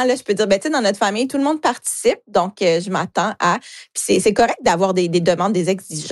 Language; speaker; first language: French; native; French